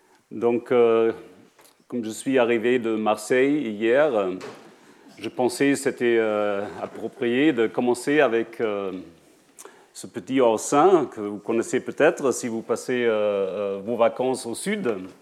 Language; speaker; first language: French; non-native, fluent; German